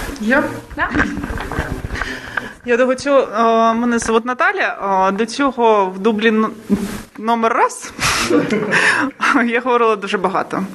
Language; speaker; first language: Ukrainian; non-native, local second language; Russian